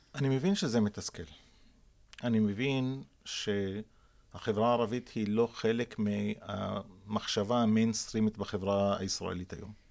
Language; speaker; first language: Hebrew; non-native, local second language; Arabic